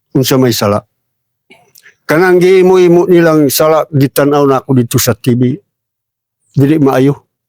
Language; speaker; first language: Cebuano; non-native, local second language; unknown